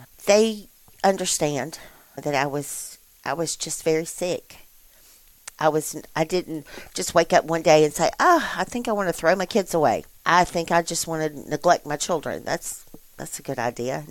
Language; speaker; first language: English; native; English